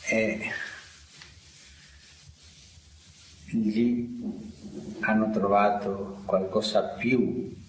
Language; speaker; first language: Italian; non-native, fluent; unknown